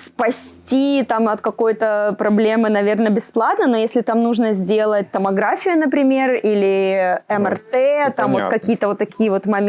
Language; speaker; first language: Russian; native; Russian